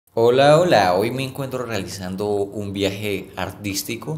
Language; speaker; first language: Spanish; native; Spanish